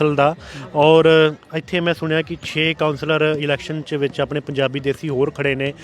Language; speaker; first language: Punjabi; non-native, local second language; Haryanvi